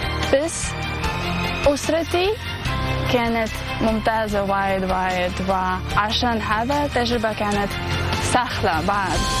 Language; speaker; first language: Arabic; non-native, learner; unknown